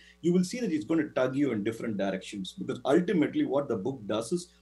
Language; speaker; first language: English; non-native, local second language; Tamil